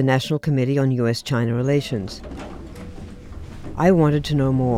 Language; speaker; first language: English; native; English